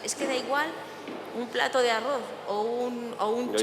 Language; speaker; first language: Spanish; native; Spanish